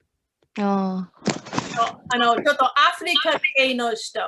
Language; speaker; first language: Japanese; non-native, learner; English